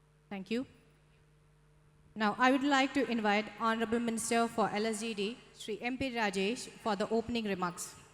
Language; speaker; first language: English; non-native, local second language; Malayalam